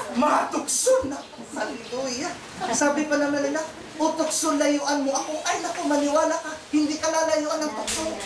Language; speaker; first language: Filipino; non-native, local second language; Cebuano